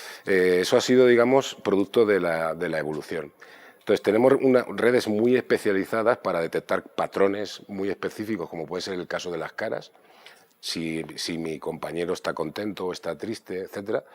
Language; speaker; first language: Spanish; native; Spanish